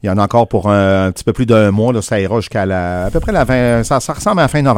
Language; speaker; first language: French; native; French